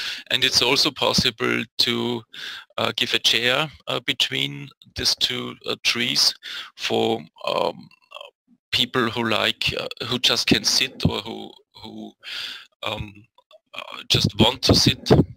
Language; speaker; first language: English; non-native, fluent; German